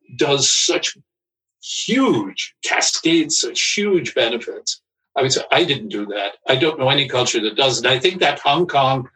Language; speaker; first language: English; native; English